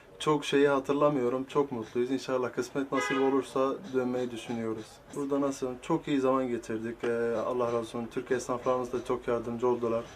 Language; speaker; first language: Turkish; early bilingual, other home language; Arabic